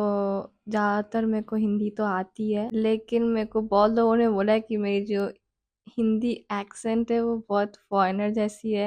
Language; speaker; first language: Hindi; early bilingual, heritage; Hindi